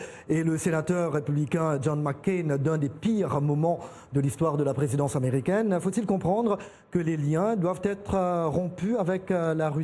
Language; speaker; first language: French; native; French